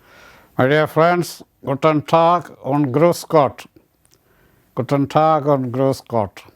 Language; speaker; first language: German; non-native, learner; Malayalam